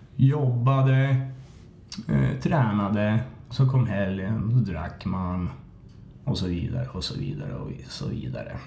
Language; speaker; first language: Swedish; native; Swedish